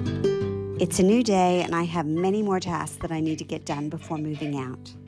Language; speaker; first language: English; native; English